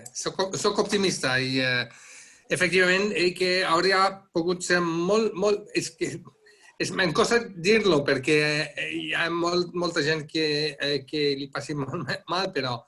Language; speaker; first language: Catalan; non-native, fluent; Dutch